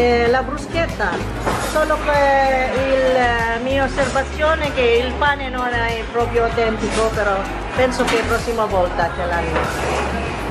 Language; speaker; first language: Italian; non-native, learner; Filipino